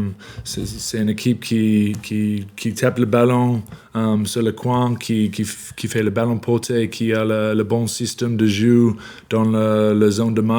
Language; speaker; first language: French; non-native, learner; English